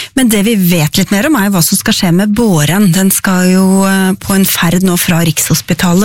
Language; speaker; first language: Norwegian; native; Norwegian